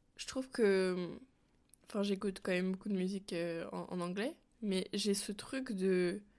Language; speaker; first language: French; native; French